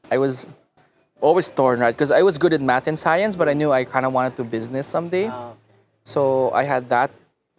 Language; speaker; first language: English; non-native, local second language; Filipino